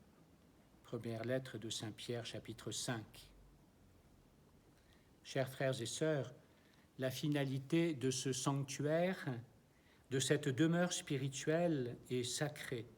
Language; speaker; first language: French; native; French